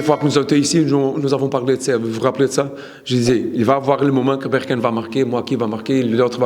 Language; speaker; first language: French; non-native, learner; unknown